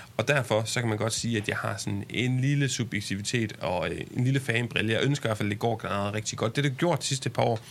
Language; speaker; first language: Danish; native; Danish